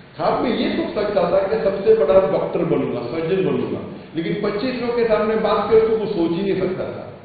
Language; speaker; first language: Urdu; non-native, local second language; Konkani